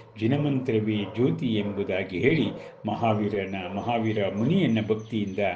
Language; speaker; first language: Kannada; native; Kannada